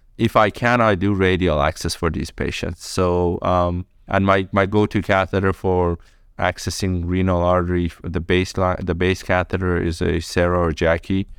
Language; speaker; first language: English; early bilingual, other home language; Persian